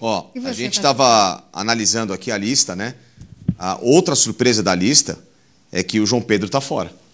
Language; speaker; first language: Portuguese; native; Portuguese